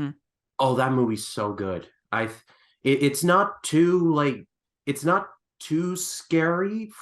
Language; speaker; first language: English; native; English